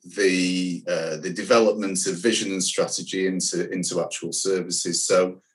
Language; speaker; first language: English; native; English